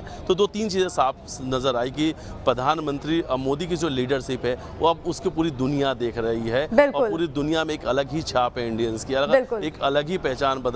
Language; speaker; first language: Hindi; native; Hindi